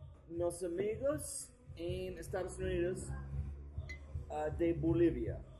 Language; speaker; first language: Spanish; non-native, learner; English